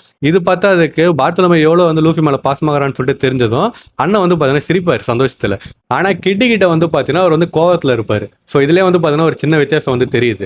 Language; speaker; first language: Tamil; native; Tamil